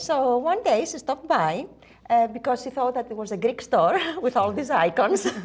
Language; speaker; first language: English; non-native, fluent; Greek